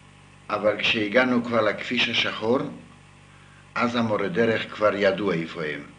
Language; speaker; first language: Hebrew; non-native, fluent; Yiddish